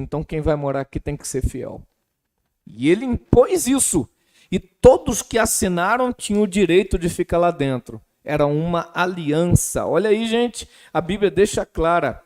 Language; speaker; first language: Portuguese; native; Portuguese